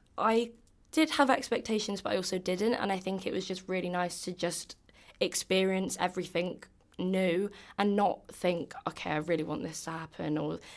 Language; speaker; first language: English; native; English